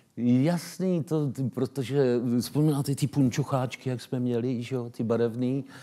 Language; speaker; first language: Czech; native; Czech